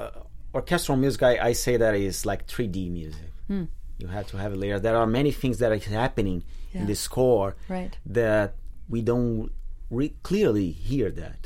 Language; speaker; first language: English; non-native, fluent; Portuguese